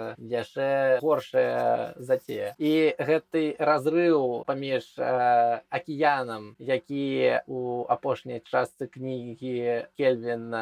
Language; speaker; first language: Belarusian; non-native, local second language; Russian